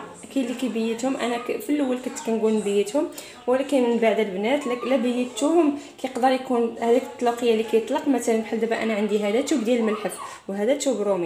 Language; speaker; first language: Arabic; native; Arabic